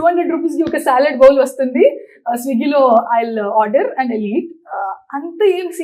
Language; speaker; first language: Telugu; non-native, local second language; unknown